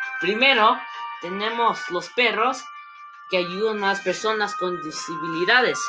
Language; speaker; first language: Spanish; non-native, learner; English